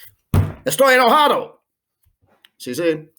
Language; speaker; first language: Spanish; non-native, fluent; English